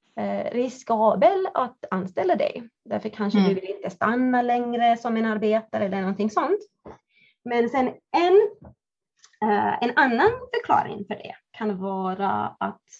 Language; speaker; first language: Swedish; non-native, fluent; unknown